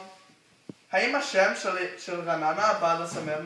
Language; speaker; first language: Hebrew; non-native, learner; English